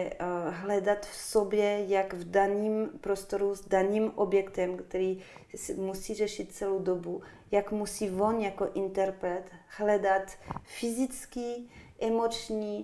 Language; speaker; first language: Czech; non-native, fluent; French